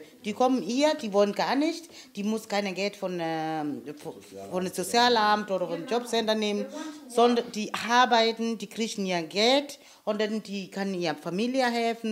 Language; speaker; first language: German; non-native, fluent; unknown